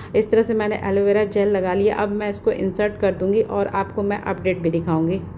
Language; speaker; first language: Hindi; native; Hindi